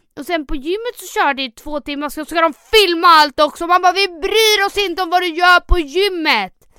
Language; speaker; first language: Swedish; early bilingual, other home language; Spanish